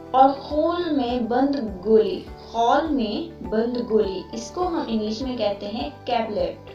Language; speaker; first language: Urdu; native; Urdu